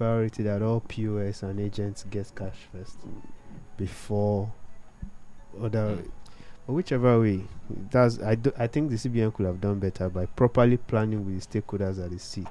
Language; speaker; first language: English; non-native, local second language; Yoruba